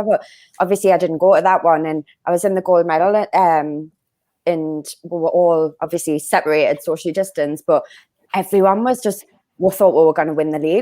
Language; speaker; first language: English; native; English